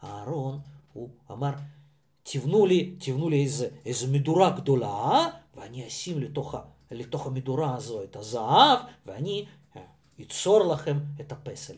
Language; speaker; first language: Hebrew; non-native, fluent; Russian